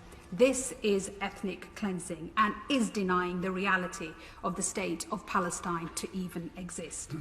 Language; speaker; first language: English; native; English